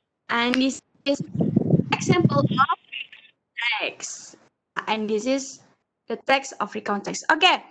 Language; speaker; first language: English; non-native, learner; Indonesian